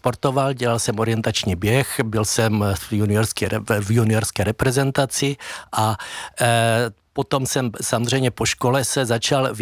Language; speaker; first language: Czech; native; Czech